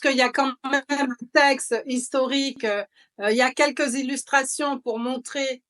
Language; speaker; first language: French; native; French